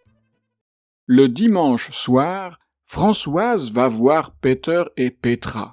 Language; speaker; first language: French; native; French